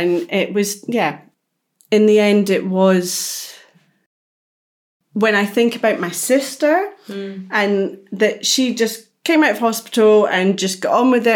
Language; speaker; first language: English; native; English